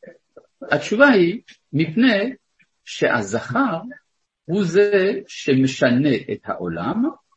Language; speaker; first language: Hebrew; non-native, fluent; French